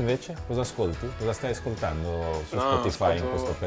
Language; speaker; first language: Italian; native; Italian